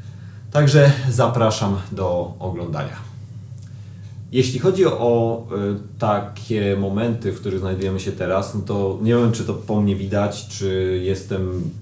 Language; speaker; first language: Polish; native; Polish